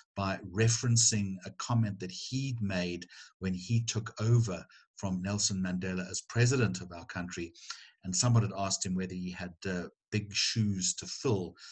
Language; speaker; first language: English; native; English